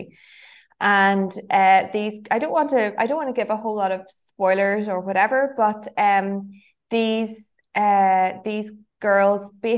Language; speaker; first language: English; native; English